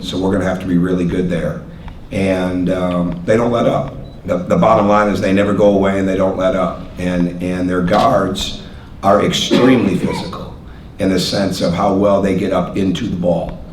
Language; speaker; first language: English; native; English